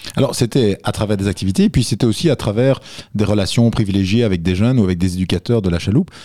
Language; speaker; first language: French; native; French